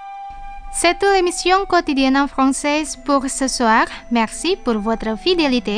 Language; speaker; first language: French; non-native, fluent; Indonesian